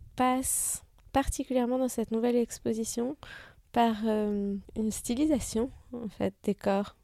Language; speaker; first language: French; non-native, fluent; Hebrew